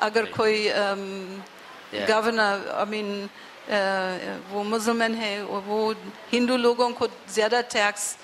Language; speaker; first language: Hindi; non-native, learner; English